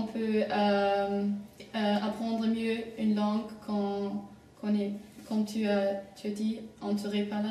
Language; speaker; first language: French; non-native, learner; German